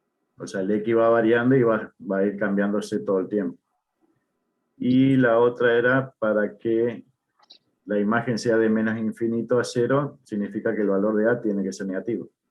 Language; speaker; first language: Spanish; native; Spanish